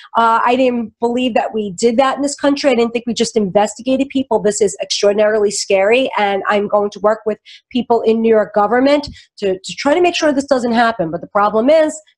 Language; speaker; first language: English; native; English